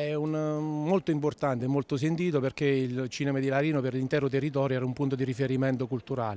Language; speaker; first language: Italian; native; Italian